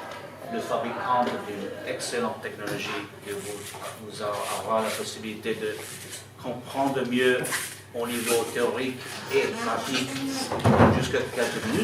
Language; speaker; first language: French; non-native, fluent; Italian